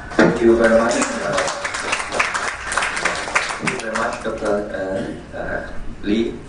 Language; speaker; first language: English; non-native, fluent; Vietnamese